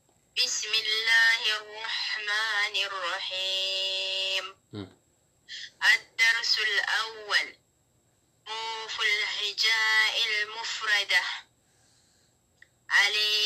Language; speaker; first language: Arabic; non-native, learner; Amharic